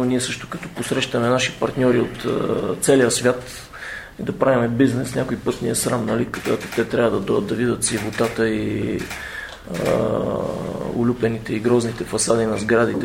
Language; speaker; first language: Bulgarian; native; Bulgarian